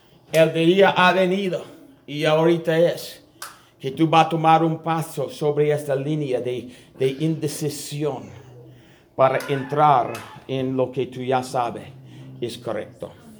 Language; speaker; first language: Spanish; non-native, learner; English